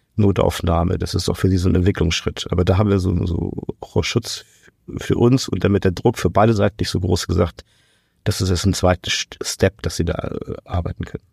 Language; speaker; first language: German; non-native, fluent; Portuguese